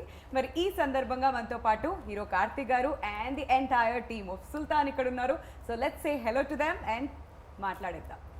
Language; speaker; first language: Telugu; native; Telugu